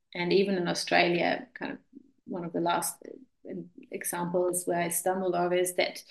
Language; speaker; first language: English; non-native, fluent; German